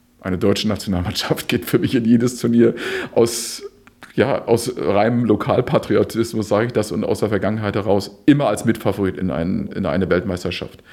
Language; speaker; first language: German; native; German